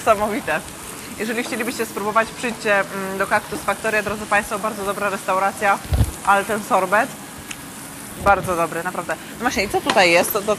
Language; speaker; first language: Polish; native; Polish